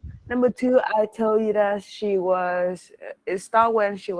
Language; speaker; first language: English; non-native, learner; Vietnamese